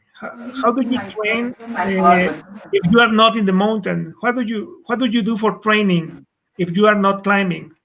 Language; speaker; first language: English; non-native, fluent; Spanish